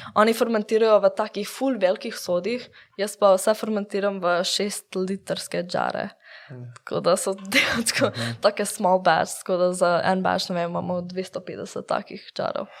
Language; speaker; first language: Slovenian; early bilingual, heritage; Slovenian